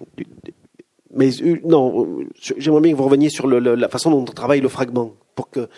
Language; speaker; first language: French; native; French